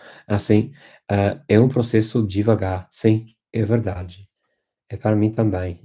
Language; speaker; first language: Portuguese; non-native, fluent; English